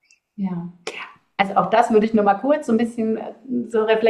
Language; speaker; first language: German; native; German